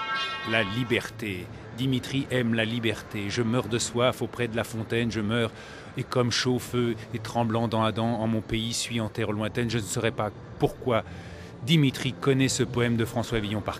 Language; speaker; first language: French; native; French